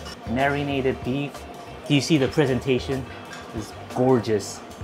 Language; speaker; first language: English; non-native, fluent; Korean